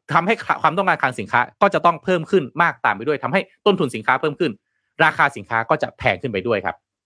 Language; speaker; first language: Thai; non-native, local second language; Lao